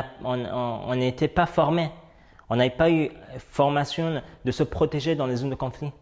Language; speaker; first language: French; non-native, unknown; Persian